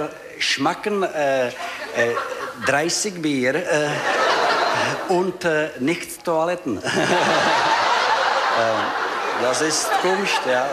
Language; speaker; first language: German; non-native, learner; Czech